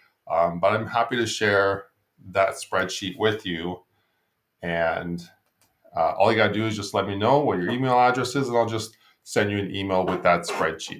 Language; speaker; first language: English; native; English